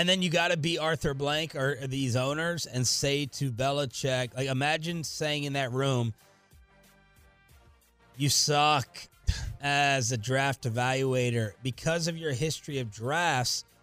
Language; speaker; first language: English; native; English